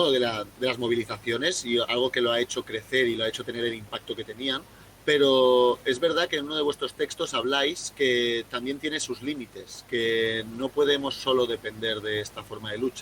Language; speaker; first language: Spanish; native; Spanish